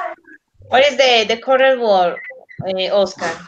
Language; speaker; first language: English; non-native, learner; Spanish